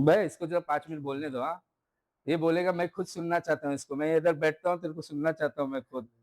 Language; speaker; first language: Hindi; non-native, local second language; Marathi